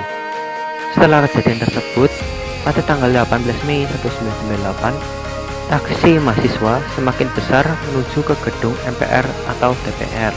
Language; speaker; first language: Indonesian; native; Indonesian